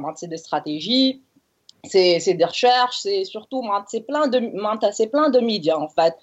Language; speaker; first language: French; non-native, local second language; Arabic